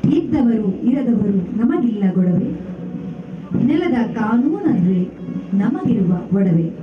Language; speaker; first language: Kannada; native; Kannada